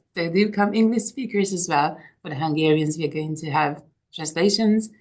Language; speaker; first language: English; non-native, fluent; Hungarian